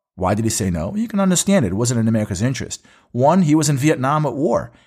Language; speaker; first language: English; early bilingual, other home language; Hebrew